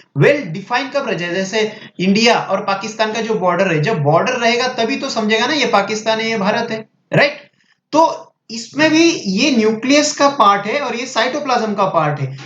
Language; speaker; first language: Hindi; non-native, local second language; Marathi